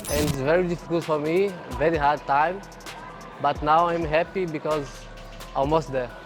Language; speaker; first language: English; non-native, learner; Portuguese